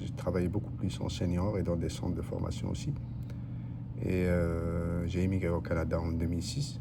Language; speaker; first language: French; non-native, local second language; Arabic